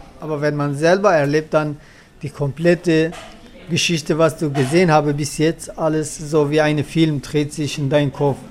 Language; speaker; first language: German; non-native, learner; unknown